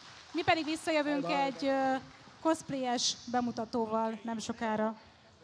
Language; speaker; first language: Hungarian; native; Hungarian